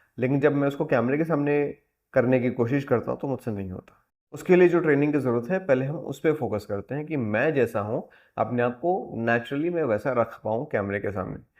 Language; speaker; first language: Hindi; native; Hindi